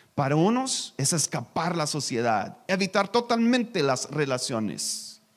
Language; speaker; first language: Spanish; non-native, learner; English